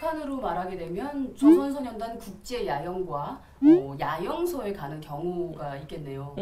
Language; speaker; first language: Korean; native; Korean